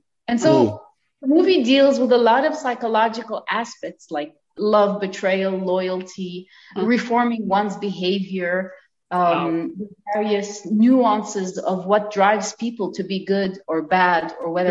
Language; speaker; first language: English; non-native, fluent; Arabic